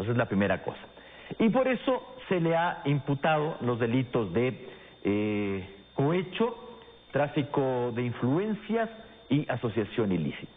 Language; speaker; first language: Spanish; native; Spanish